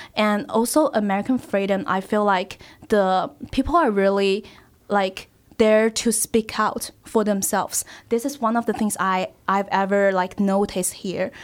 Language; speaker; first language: English; non-native, fluent; Chinese